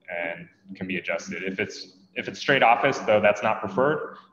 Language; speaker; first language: English; native; English